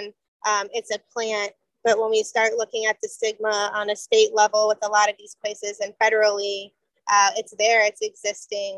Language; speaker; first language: English; native; English